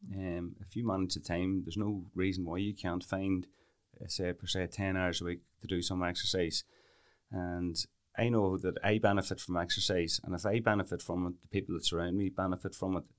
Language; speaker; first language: English; native; English